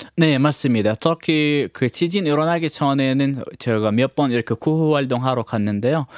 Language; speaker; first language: Korean; non-native, fluent; Arabic